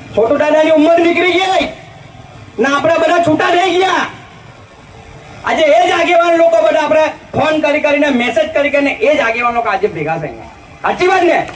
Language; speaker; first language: Gujarati; non-native, local second language; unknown